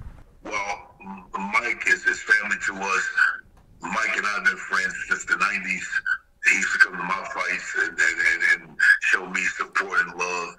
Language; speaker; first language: English; native; English